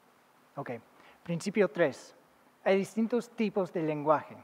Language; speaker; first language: Spanish; non-native, fluent; English